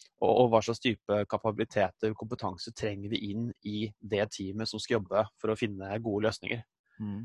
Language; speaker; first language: Norwegian; native; Norwegian